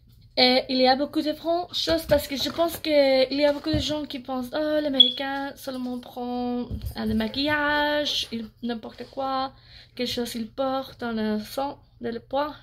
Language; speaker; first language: French; non-native, learner; English